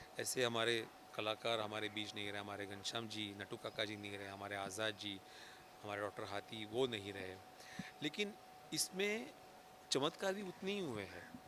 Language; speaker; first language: Hindi; non-native, local second language; Marathi